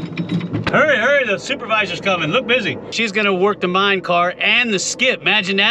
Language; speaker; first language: English; native; English